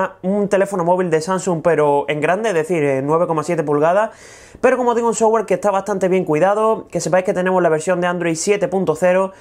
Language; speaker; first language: Spanish; native; Spanish